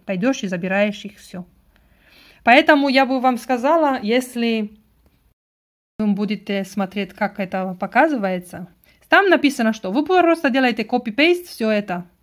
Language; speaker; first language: Russian; non-native, learner; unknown